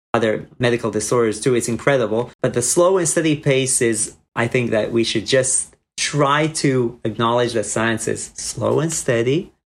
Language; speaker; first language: English; non-native, fluent; Croatian